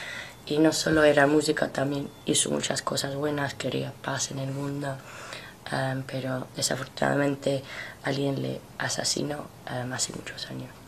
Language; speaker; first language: Spanish; non-native, fluent; English